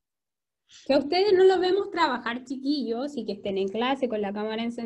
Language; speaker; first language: Spanish; native; Spanish